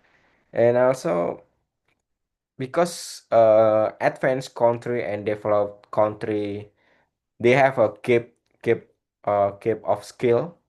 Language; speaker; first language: English; non-native, learner; Indonesian